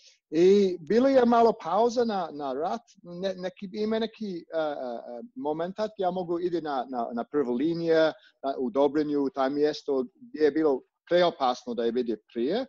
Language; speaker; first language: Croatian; non-native, learner; English